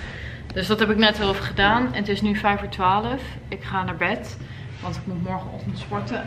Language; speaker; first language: Dutch; native; Dutch